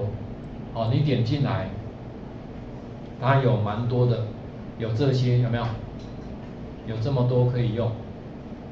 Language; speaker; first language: Chinese; native; Chinese